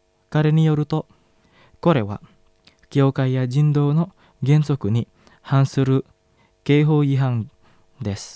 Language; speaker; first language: Japanese; non-native, fluent; Indonesian